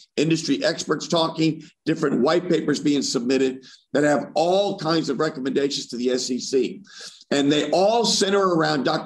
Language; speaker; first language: English; native; English